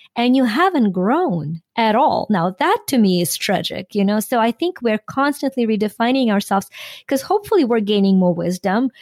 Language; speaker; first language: English; non-native, fluent; Ukrainian